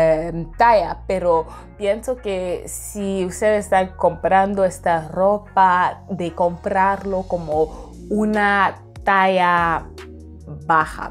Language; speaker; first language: Spanish; non-native, fluent; English